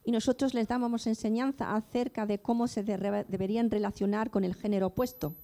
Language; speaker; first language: Spanish; native; Spanish